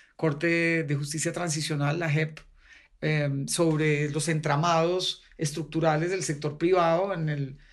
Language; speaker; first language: Spanish; native; Spanish